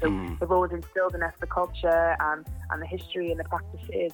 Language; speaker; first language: English; native; English